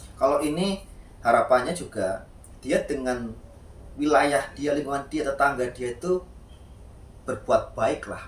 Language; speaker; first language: Indonesian; non-native, local second language; Javanese